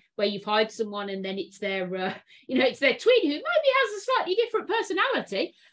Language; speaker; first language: English; native; English